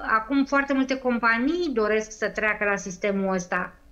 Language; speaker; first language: Romanian; native; Romanian